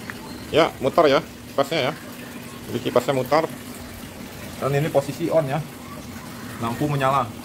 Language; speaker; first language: Indonesian; native; Indonesian